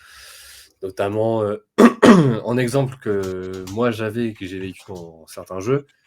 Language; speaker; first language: French; native; French